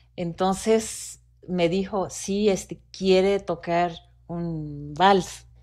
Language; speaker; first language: Spanish; non-native, fluent; Japanese